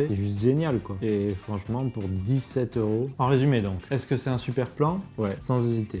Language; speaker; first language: French; native; French